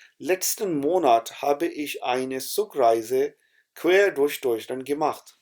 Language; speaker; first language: German; non-native, fluent; Urdu